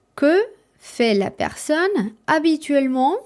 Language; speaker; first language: French; non-native, fluent; Spanish